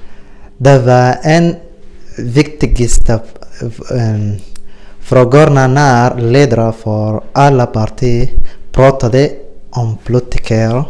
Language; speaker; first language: Swedish; non-native, learner; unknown